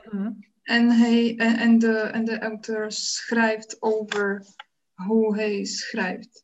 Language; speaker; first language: Dutch; non-native, learner; Czech